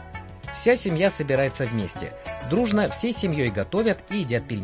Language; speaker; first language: Russian; native; Russian